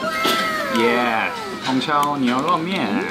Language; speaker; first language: Chinese; non-native, learner; Korean